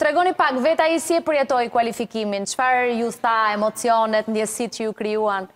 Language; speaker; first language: Albanian; native; Albanian